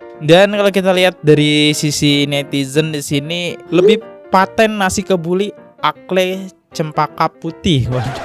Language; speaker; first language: Indonesian; native; Indonesian